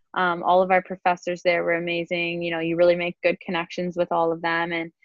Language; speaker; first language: English; native; English